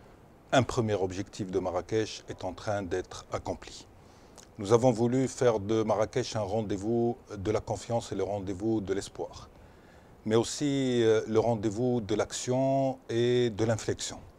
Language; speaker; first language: French; non-native, local second language; Arabic